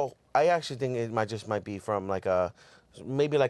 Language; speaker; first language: English; native; English